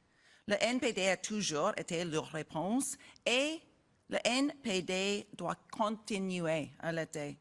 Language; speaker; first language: French; non-native, learner; English